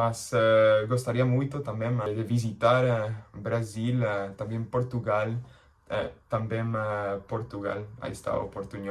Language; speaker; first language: Portuguese; non-native, learner; English